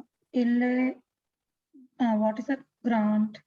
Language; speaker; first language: French; non-native, learner; Tamil